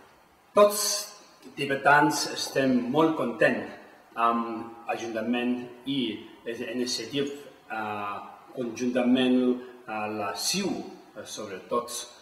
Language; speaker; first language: Catalan; non-native, learner; Tibetan